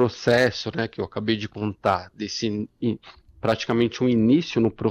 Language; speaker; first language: Portuguese; native; Portuguese